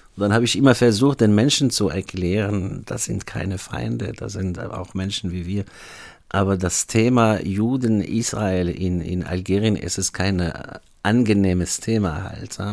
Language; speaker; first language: German; non-native, fluent; Arabic